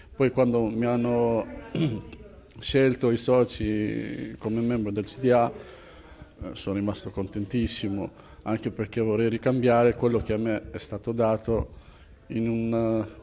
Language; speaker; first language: Italian; non-native, fluent; Albanian